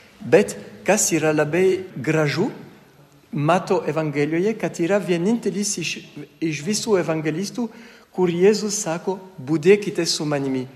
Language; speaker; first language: Lithuanian; non-native, fluent; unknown